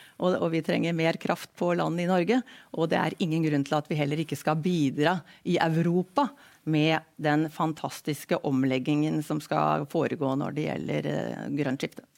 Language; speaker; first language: Norwegian; native; Norwegian